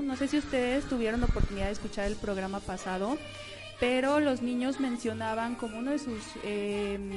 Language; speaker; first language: Spanish; native; Spanish